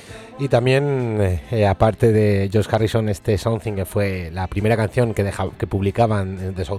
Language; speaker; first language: Spanish; native; Spanish